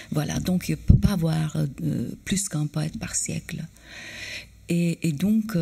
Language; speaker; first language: French; non-native, fluent; Albanian